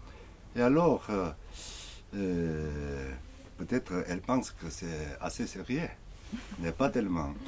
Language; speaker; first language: French; non-native, learner; Korean